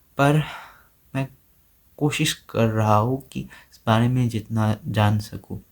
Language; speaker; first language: Hindi; non-native, local second language; Assamese